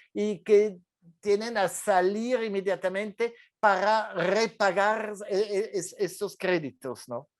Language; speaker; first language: Spanish; non-native, fluent; French